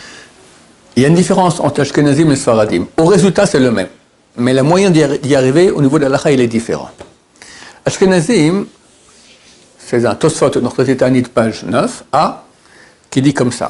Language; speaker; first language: French; native; French